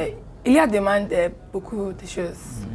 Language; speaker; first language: French; non-native, learner; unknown